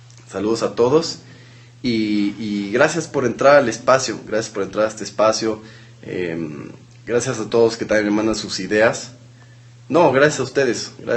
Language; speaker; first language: Spanish; native; Spanish